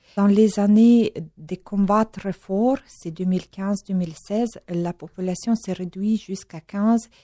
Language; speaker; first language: French; non-native, fluent; Russian